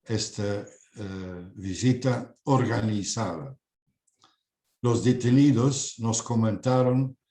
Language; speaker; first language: Spanish; non-native, fluent; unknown